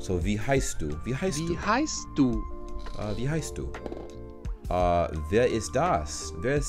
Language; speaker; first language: German; non-native, learner; English